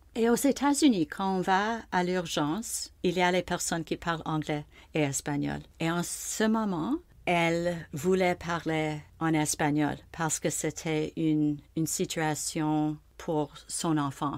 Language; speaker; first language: French; non-native, local second language; English